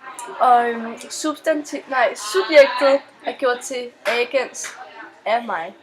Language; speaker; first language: Danish; native; Danish